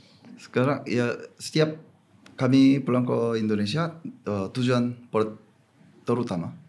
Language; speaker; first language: Indonesian; non-native, fluent; Korean